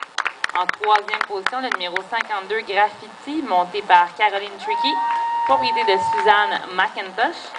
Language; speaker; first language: French; native; French